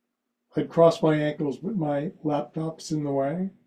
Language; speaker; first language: English; native; English